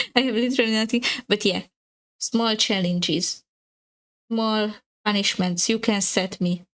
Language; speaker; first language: English; non-native, fluent; Hungarian